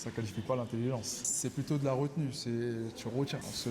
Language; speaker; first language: French; native; French